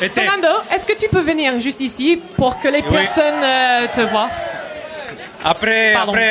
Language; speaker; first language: French; non-native, fluent; English